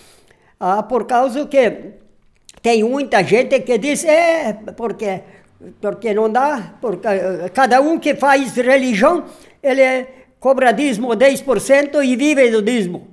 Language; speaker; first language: Portuguese; non-native, local second language; Polish